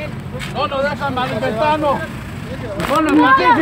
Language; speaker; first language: Spanish; native; Spanish